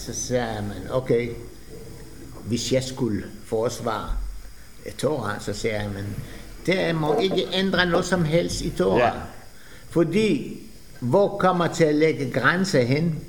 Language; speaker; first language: Danish; non-native, fluent; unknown